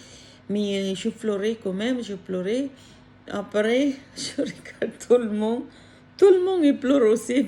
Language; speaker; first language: French; non-native, learner; Filipino